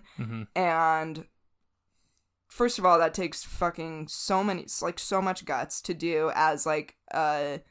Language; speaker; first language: English; native; English